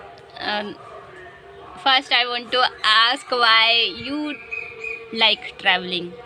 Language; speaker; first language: English; non-native, learner; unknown